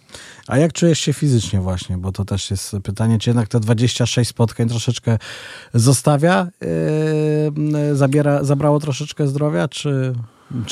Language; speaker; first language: Polish; native; Polish